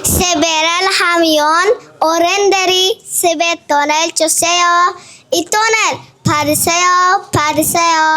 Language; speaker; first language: Korean; non-native, learner; Uzbek